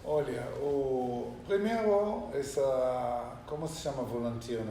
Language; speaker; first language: Portuguese; non-native, learner; Hebrew